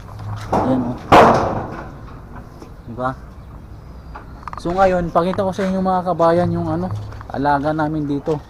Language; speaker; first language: Filipino; non-native, local second language; Cebuano